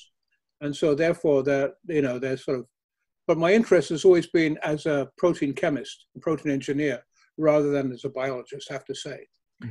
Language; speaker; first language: English; native; English